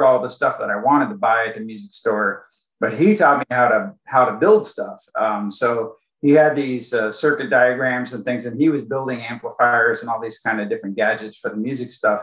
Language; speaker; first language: English; native; English